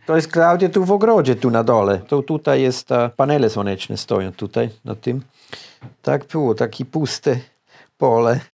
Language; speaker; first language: Polish; non-native, fluent; German